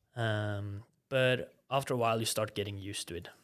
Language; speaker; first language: English; non-native, fluent; Norwegian